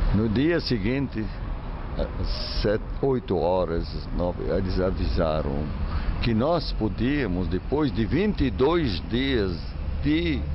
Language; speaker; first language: Portuguese; non-native, fluent; Arabic